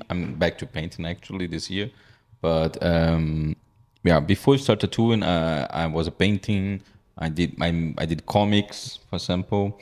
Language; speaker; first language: English; non-native, fluent; Portuguese